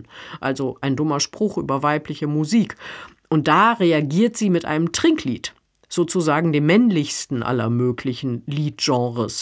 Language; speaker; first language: German; native; German